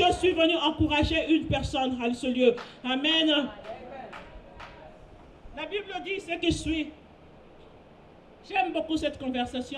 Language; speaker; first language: French; non-native, local second language; Lingala